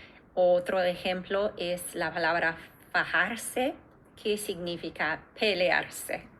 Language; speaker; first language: Spanish; non-native, fluent; English